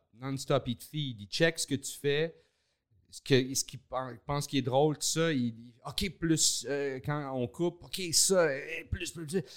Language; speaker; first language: French; native; French